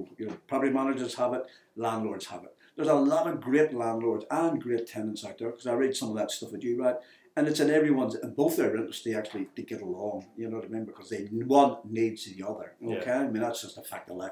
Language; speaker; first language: English; native; English